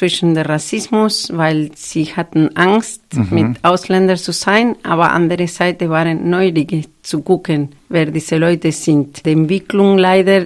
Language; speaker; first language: German; non-native, learner; Spanish